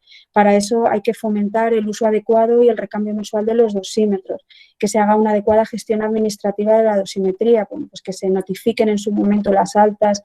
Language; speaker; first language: Spanish; native; Spanish